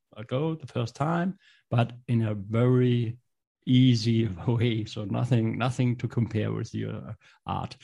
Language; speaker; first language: English; non-native, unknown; German